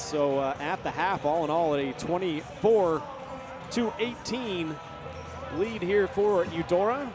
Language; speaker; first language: English; native; English